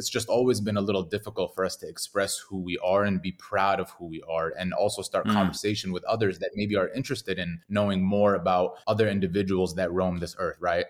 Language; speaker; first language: English; native; English